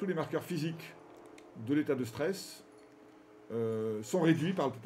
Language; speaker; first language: French; native; French